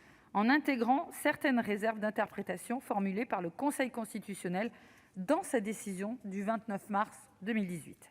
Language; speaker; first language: French; native; French